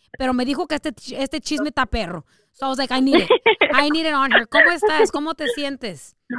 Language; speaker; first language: Spanish; early bilingual, heritage; Spanish